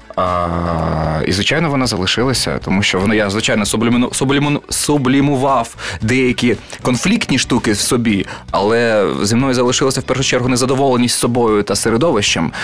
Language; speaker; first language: Ukrainian; non-native, local second language; Russian